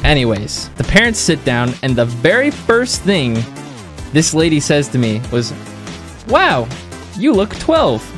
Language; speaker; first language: English; native; English